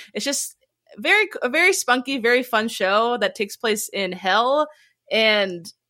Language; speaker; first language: English; native; English